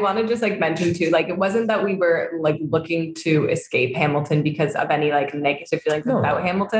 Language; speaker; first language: English; native; English